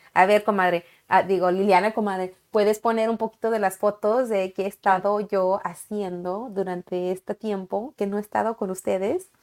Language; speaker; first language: Spanish; early bilingual, heritage; Spanish